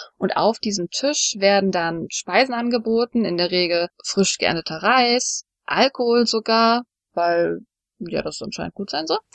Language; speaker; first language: German; native; German